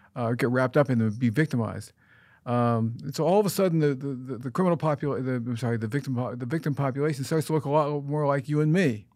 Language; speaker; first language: English; native; English